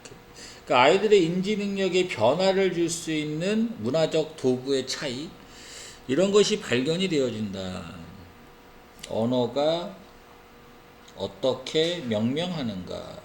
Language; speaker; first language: Korean; native; Korean